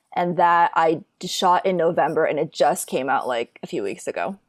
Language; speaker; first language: English; native; English